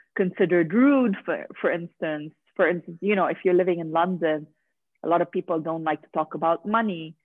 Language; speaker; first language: English; non-native, fluent; Arabic